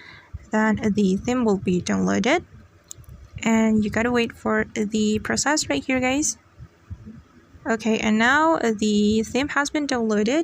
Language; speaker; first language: English; non-native, fluent; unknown